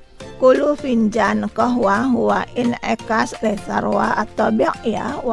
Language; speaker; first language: Arabic; non-native, fluent; Indonesian